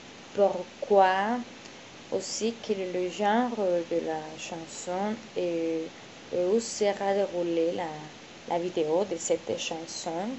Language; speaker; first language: French; non-native, learner; Spanish